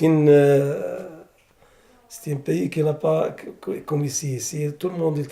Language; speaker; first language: French; non-native, learner; Arabic